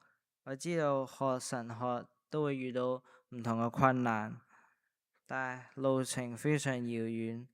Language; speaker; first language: Chinese; early bilingual, heritage; Cantonese